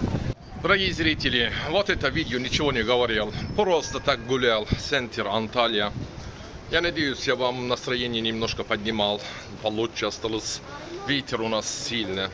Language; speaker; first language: Russian; non-native, learner; Turkish